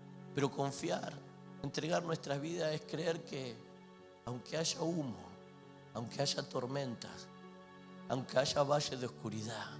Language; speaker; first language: Spanish; native; Spanish